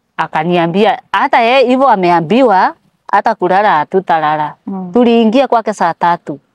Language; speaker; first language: Swahili; non-native, local second language; Kikuyu